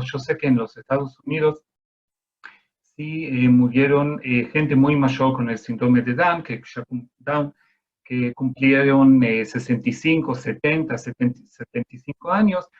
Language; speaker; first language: Spanish; non-native, fluent; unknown